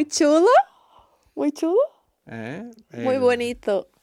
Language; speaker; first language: Spanish; non-native, learner; Portuguese